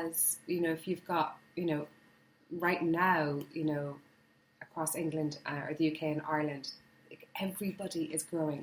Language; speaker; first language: English; native; English